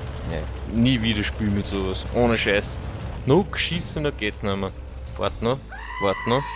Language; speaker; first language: German; native; German